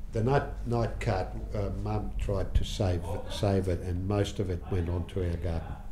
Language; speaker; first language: English; early bilingual, other home language; Ukrainian